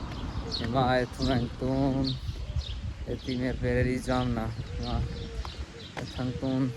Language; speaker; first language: Armenian; non-native, learner; Hindi